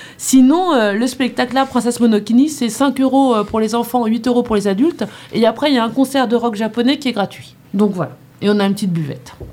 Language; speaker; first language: French; native; French